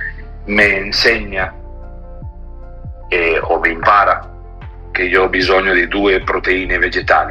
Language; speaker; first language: Italian; non-native, learner; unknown